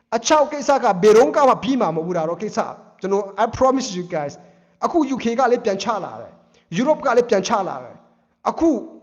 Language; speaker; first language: Burmese; non-native, local second language; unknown